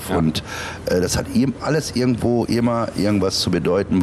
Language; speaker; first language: German; native; German